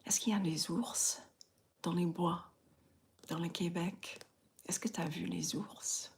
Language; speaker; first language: French; non-native, fluent; English